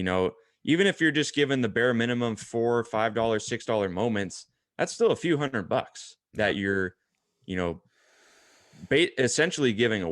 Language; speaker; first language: English; native; English